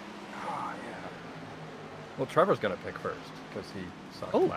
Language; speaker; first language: English; native; English